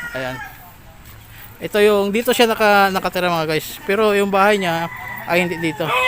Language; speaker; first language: Filipino; native; Filipino